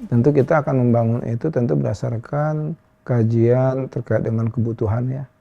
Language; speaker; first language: Indonesian; native; Indonesian